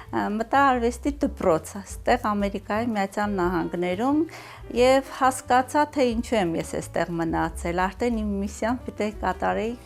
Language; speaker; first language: Armenian; native; Armenian